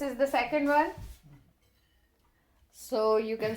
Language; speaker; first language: English; non-native, learner; Hindi